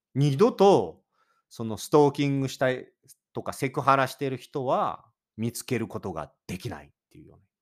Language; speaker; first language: Japanese; native; Japanese